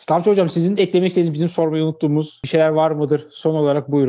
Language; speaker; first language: Turkish; native; Turkish